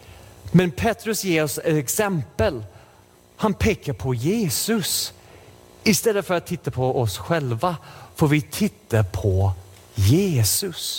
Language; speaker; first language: Swedish; non-native, fluent; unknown